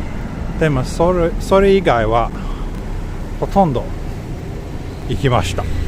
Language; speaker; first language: Japanese; non-native, fluent; Swedish